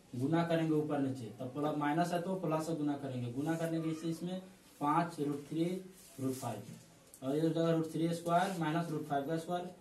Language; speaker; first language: Hindi; native; Hindi